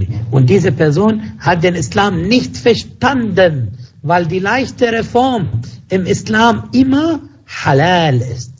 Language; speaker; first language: German; non-native, fluent; Arabic